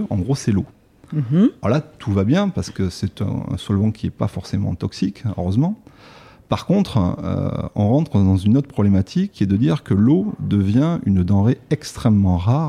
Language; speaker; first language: French; native; French